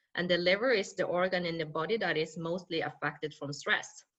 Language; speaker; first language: English; non-native, fluent; Norwegian